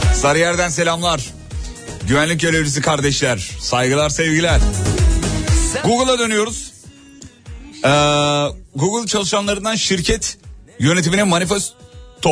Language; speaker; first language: Turkish; native; Turkish